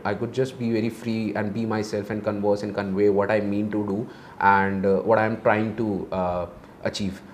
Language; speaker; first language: English; non-native, local second language; Hindi